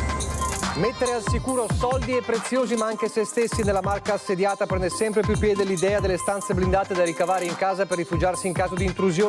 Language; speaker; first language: Italian; native; Italian